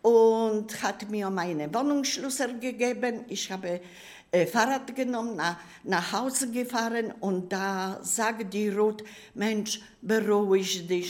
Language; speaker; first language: German; non-native, learner; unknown